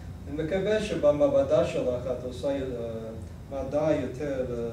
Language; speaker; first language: Hebrew; non-native, fluent; English